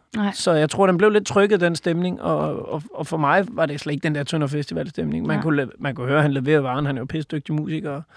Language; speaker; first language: Danish; native; Danish